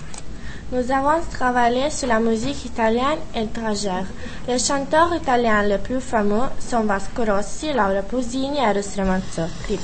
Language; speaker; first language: French; non-native, learner; Italian